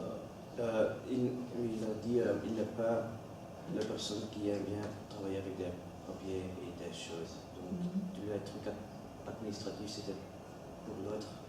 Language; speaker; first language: French; non-native, learner; Dutch